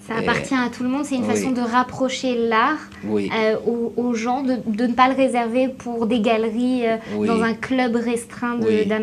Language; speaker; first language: French; native; French